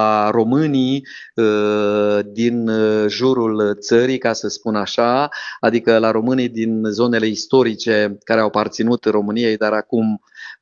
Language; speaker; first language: Romanian; native; Romanian